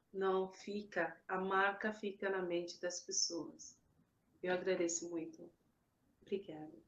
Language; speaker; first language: Portuguese; non-native, fluent; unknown